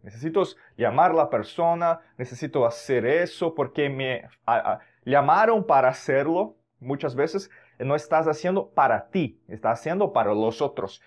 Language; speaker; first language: Spanish; non-native, fluent; Portuguese